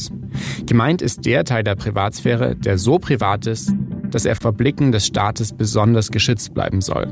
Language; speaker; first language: German; native; German